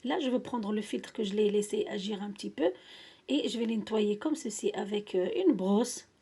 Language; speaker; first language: French; non-native, local second language; Arabic